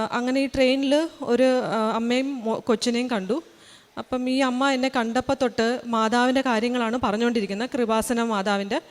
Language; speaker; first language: Malayalam; early bilingual, heritage; Malayalam